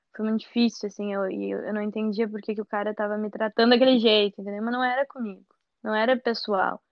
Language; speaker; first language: Portuguese; native; Portuguese